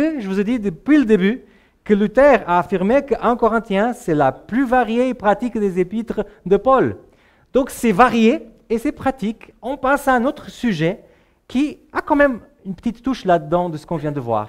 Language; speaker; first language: French; native; French